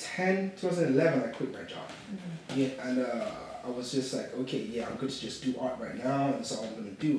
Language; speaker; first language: English; non-native, local second language; Yoruba